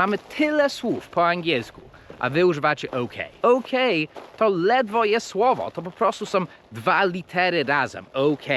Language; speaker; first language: Polish; non-native, fluent; English